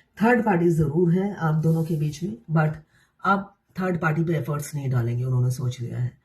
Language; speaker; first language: Hindi; native; Hindi